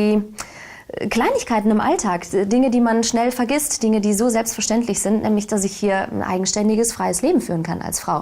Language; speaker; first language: German; early bilingual, other home language; Turkish